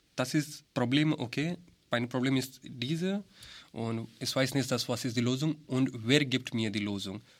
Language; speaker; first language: German; non-native, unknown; Hindi